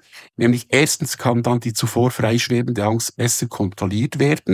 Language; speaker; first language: German; native; German